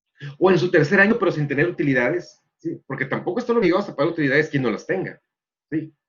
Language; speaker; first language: Spanish; native; Spanish